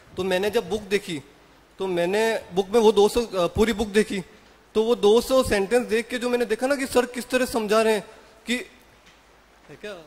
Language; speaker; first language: Hindi; native; Hindi